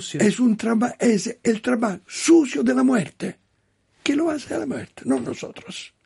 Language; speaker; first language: Spanish; non-native, learner; Italian